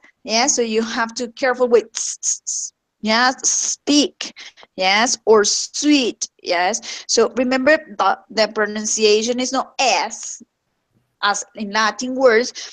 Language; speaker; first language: English; non-native, fluent; Spanish